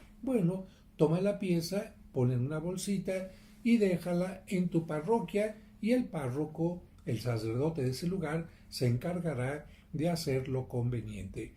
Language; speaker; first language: Spanish; native; Spanish